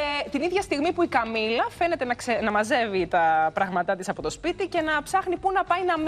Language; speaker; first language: Greek; native; Greek